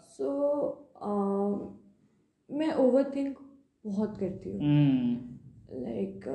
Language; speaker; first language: Hindi; non-native, local second language; Bangla